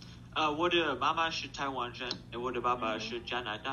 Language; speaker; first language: Chinese; early bilingual, heritage; English